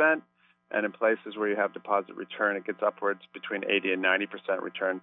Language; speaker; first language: English; native; English